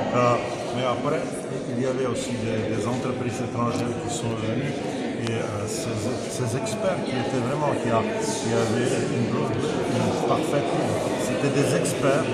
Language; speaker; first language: French; non-native, fluent; Czech